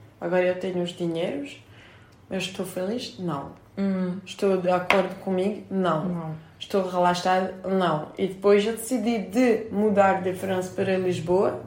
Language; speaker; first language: Portuguese; non-native, fluent; French